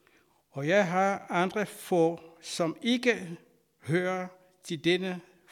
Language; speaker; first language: Danish; non-native, fluent; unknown